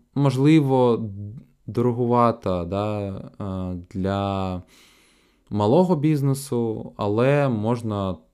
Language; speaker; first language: Ukrainian; non-native, local second language; Russian